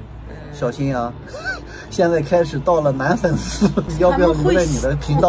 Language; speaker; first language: Chinese; native; Chinese